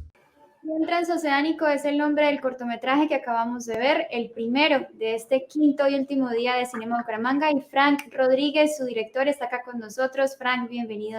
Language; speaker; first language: Spanish; native; Spanish